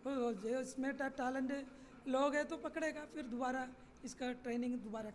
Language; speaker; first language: Hindi; non-native, learner; Malayalam